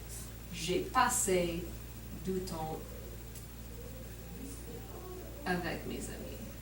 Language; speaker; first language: French; non-native, learner; English